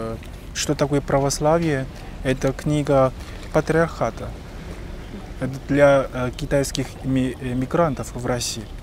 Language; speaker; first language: Russian; non-native, fluent; Chinese